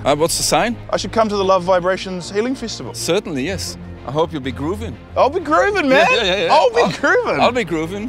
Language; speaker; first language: English; native; English